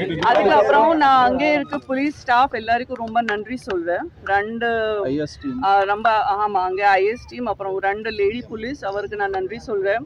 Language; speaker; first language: Tamil; non-native, learner; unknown